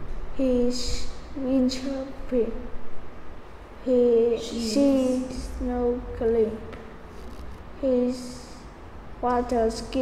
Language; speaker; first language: English; non-native, learner; Vietnamese